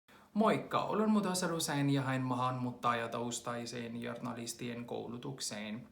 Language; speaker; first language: Finnish; non-native, fluent; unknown